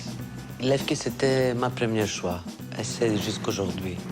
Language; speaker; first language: French; non-native, fluent; Greek